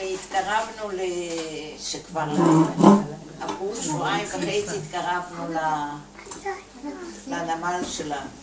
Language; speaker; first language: Hebrew; non-native, fluent; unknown